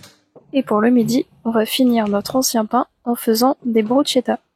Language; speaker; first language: French; native; French